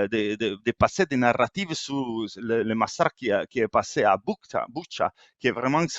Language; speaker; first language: French; non-native, fluent; Italian